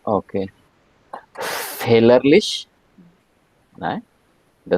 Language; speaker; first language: German; non-native, learner; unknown